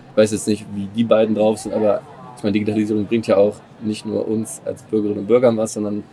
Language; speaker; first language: German; non-native, fluent; Indonesian